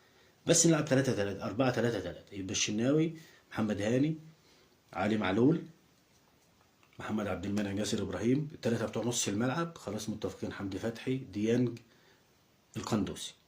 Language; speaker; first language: Arabic; native; Arabic